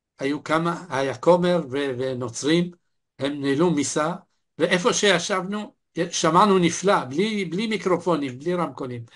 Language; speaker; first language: Hebrew; non-native, fluent; Arabic